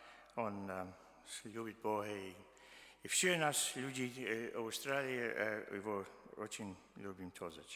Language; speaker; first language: Russian; early bilingual, heritage; Russian